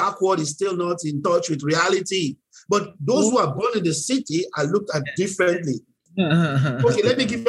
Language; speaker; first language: English; non-native, local second language; Yoruba